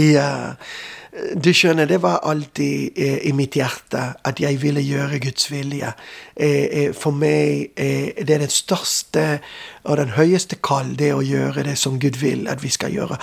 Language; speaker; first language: Norwegian; non-native, fluent; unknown